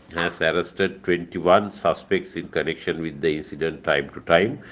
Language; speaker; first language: English; non-native, local second language; Sinhala